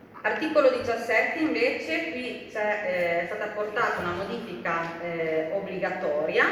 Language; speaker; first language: Italian; native; Italian